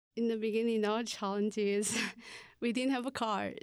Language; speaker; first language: English; non-native, learner; Chinese